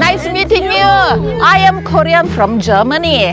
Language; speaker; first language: English; non-native, learner; Korean